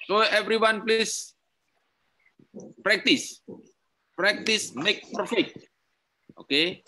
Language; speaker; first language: English; non-native, learner; Indonesian